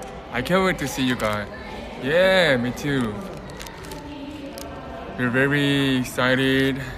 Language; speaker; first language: English; non-native, learner; Korean